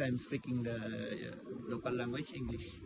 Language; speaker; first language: English; non-native, local second language; Filipino